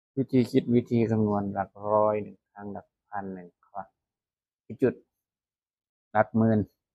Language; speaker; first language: Thai; native; Thai